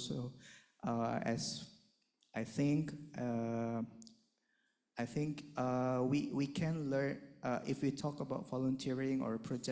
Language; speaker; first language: English; non-native, fluent; Indonesian